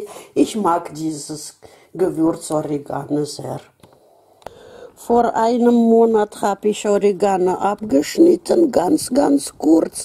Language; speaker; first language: German; non-native, fluent; Russian